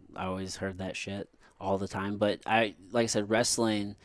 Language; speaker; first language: English; native; English